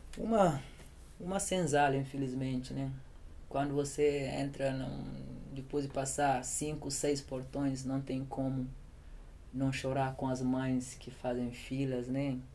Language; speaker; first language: Portuguese; non-native, local second language; Kabuverdianu